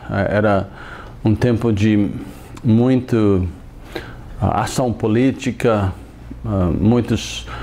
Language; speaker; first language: Portuguese; non-native, fluent; English